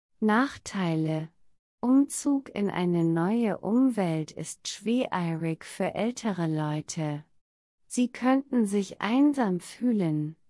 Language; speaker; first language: German; non-native, learner; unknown